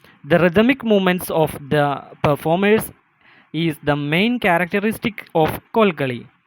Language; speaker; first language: English; non-native, local second language; Malayalam